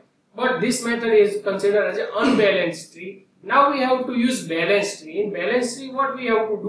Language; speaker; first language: English; non-native, local second language; Gujarati